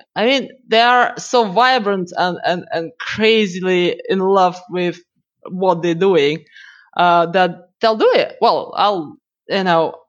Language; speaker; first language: English; non-native, fluent; Russian